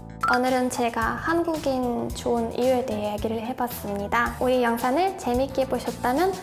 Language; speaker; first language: Korean; non-native, fluent; Russian